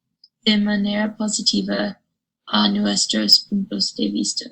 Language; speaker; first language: Spanish; non-native, learner; English